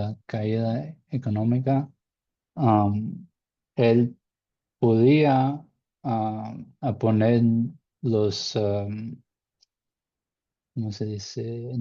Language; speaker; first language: Spanish; non-native, learner; English